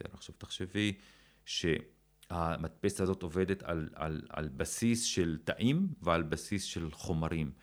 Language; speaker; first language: Hebrew; non-native, local second language; Arabic